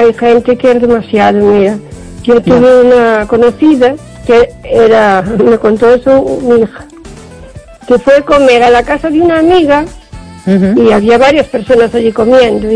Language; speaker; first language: Spanish; native; Spanish